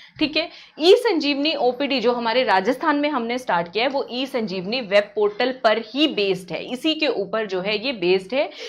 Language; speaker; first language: Hindi; native; Hindi